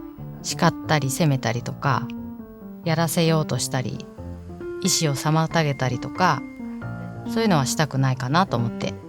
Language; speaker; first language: Japanese; native; Japanese